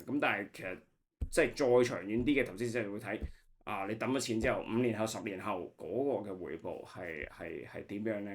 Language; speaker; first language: Cantonese; native; Cantonese